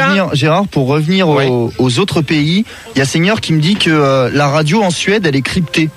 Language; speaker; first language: French; native; French